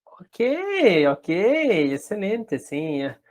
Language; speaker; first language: Portuguese; native; Portuguese